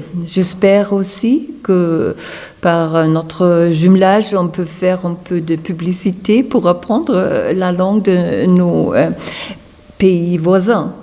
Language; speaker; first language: French; non-native, fluent; German